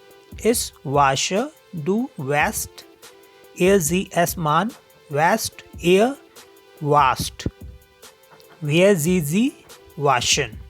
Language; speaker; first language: German; non-native, learner; Hindi